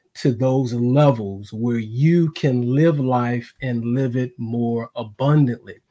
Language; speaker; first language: English; native; English